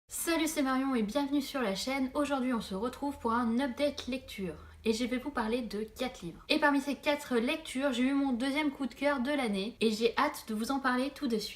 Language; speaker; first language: French; native; French